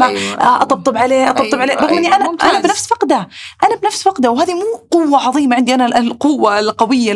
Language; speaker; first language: Arabic; native; Arabic